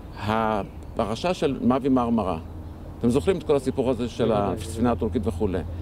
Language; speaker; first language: Hebrew; early bilingual, other home language; Arabic